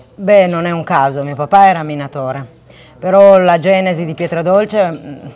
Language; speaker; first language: Italian; non-native, local second language; Occitan